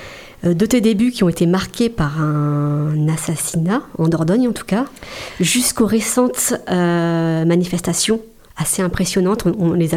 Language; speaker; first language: French; native; French